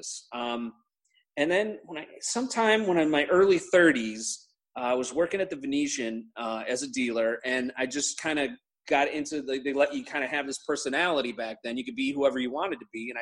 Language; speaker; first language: English; native; English